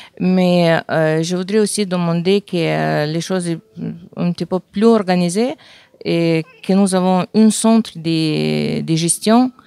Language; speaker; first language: French; non-native, fluent; Ukrainian